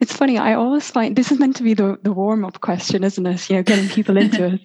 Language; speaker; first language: English; native; English